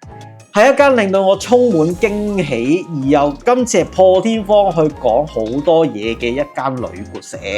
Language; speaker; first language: Cantonese; native; Cantonese